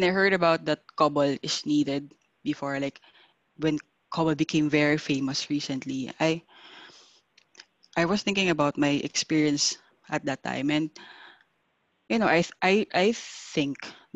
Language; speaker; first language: English; non-native, local second language; Filipino